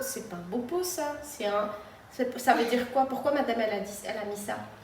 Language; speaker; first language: French; native; French